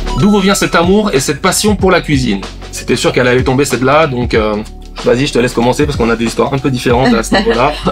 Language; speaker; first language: French; native; French